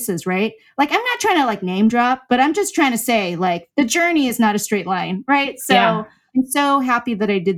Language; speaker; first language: English; native; English